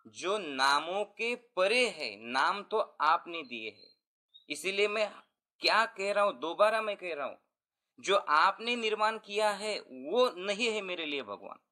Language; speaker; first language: Hindi; non-native, local second language; Marathi